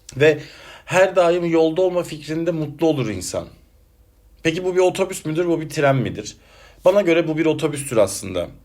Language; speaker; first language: Turkish; native; Turkish